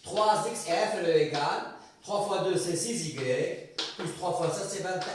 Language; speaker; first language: French; non-native, local second language; Arabic